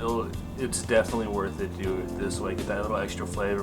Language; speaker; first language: English; native; English